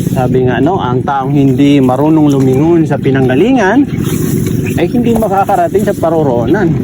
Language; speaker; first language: Filipino; non-native, local second language; Maguindanaon